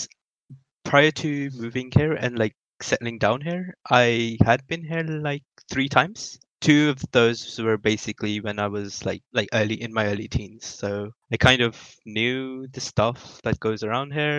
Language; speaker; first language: English; non-native, local second language; Urdu